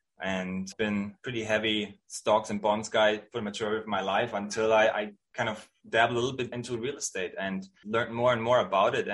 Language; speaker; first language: English; non-native, fluent; German